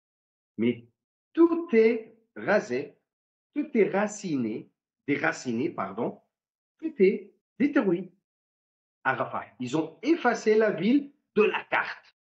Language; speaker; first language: French; non-native, fluent; Arabic